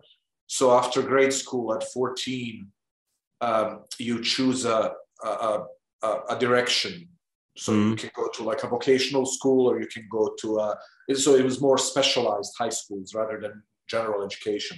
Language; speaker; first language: English; non-native, fluent; Bosnian